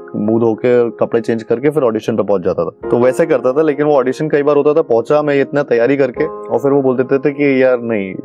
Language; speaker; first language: Hindi; native; Hindi